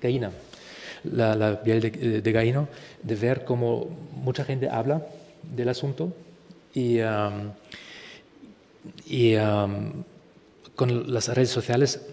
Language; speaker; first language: Spanish; non-native, fluent; German